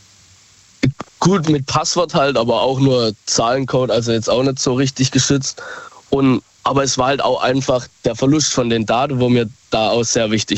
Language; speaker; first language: German; native; German